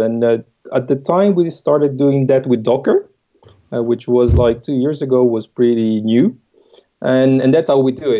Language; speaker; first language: English; non-native, fluent; Italian